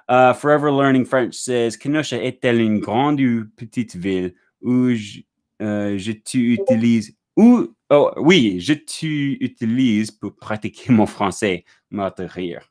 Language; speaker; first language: French; non-native, learner; English